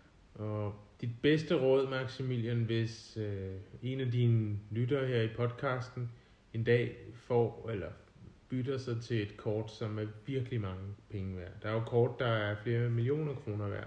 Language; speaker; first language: Danish; native; Danish